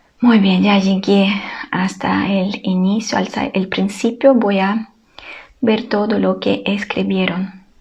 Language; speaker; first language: Spanish; non-native, fluent; Ukrainian